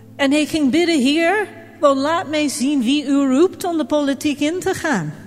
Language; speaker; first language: Dutch; non-native, fluent; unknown